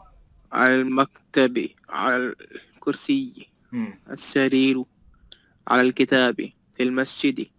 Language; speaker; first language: Arabic; non-native, learner; Urdu